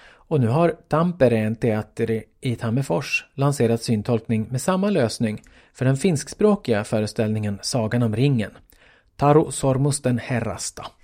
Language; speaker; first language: Swedish; native; Swedish